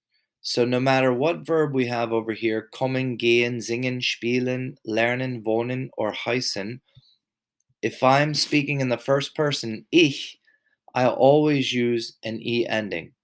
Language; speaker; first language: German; non-native, fluent; English